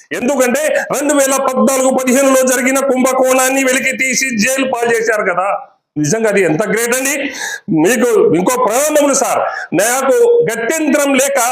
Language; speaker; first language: Telugu; native; Telugu